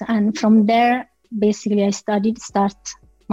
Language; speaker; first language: English; non-native, fluent; Italian